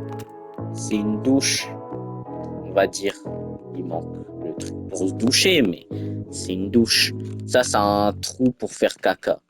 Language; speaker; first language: French; native; French